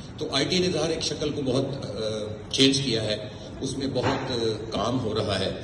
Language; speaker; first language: Urdu; early bilingual, heritage; Urdu